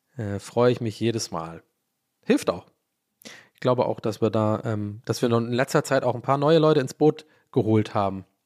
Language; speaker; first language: German; early bilingual, other home language; English